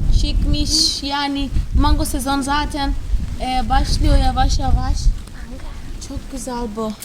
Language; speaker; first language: Turkish; non-native, fluent; Portuguese